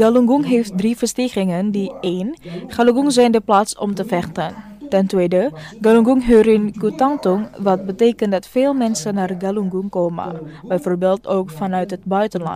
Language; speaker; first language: Dutch; non-native, learner; Indonesian